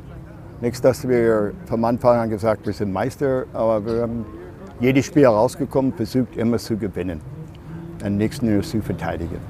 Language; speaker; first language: German; non-native, fluent; English